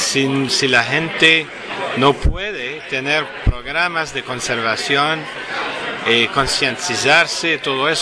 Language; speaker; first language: Spanish; non-native, fluent; French